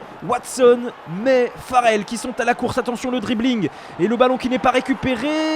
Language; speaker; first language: French; native; French